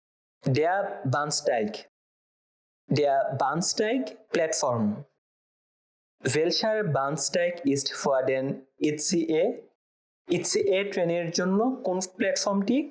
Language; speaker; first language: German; non-native, fluent; Bangla